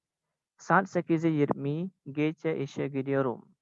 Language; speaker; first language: Turkish; non-native, learner; Indonesian